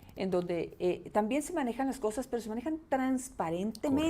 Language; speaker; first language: Spanish; native; Spanish